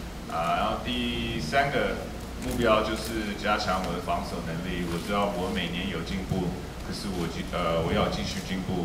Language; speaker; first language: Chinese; early bilingual, heritage; English